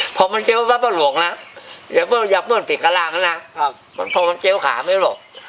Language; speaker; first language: Thai; native; Thai